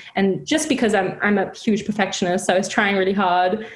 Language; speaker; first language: English; non-native, fluent; German